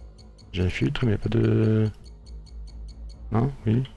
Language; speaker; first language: French; native; French